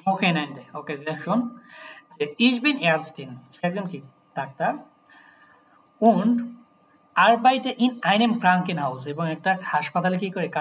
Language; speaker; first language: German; non-native, fluent; Bangla